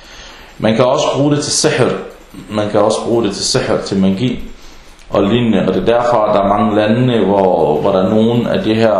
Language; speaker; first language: Danish; non-native, fluent; Arabic